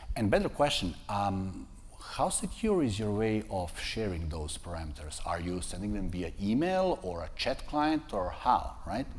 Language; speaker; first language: English; non-native, fluent; Serbian